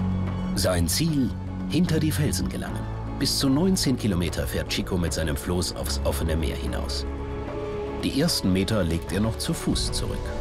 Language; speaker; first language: German; native; German